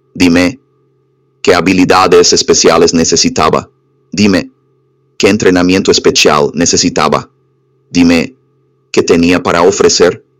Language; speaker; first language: Spanish; non-native, fluent; English